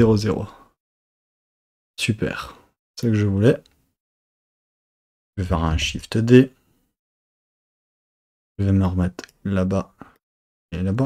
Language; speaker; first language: French; native; French